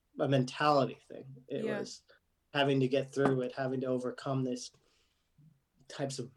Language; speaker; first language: English; early bilingual, other home language; Arabic